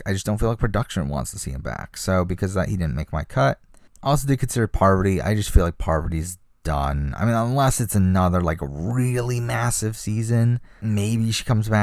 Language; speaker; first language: English; native; English